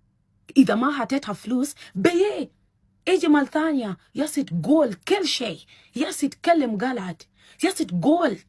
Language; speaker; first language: Arabic; non-native, learner; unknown